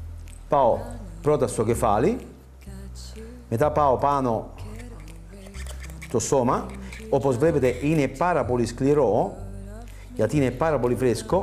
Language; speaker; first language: Greek; non-native, learner; Italian